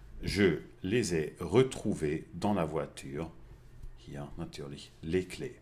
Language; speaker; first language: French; non-native, fluent; German